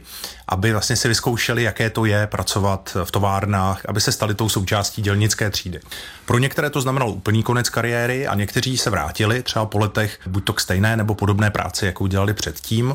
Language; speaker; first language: Czech; native; Czech